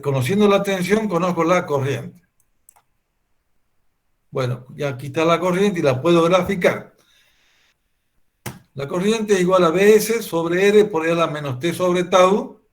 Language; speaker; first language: Spanish; native; Spanish